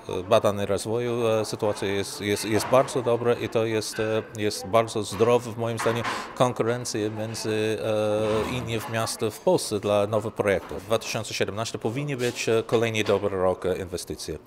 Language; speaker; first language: Polish; non-native, learner; English